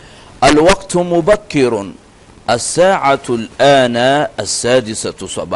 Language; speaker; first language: Arabic; non-native, fluent; Urdu